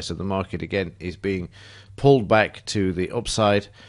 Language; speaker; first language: English; native; English